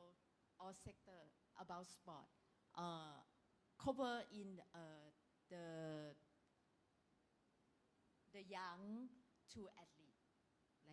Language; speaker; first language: English; non-native, learner; Thai